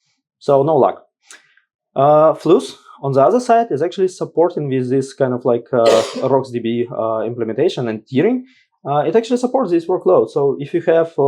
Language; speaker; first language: English; non-native, fluent; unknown